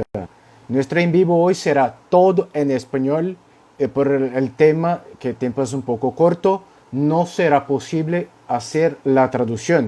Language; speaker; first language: Spanish; non-native, local second language; Portuguese